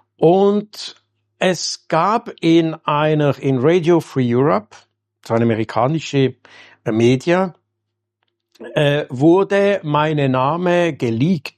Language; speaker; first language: German; non-native, local second language; French